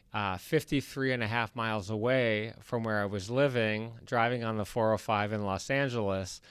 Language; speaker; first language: English; native; English